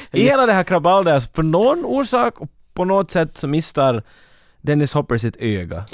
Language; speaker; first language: Swedish; native; Swedish